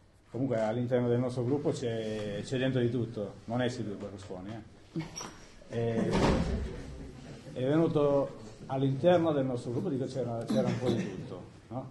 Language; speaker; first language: Italian; native; Italian